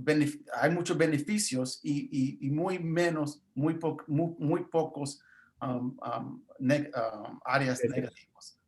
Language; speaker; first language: Spanish; early bilingual, heritage; English